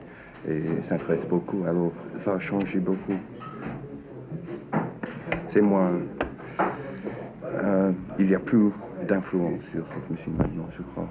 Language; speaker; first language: French; non-native, fluent; English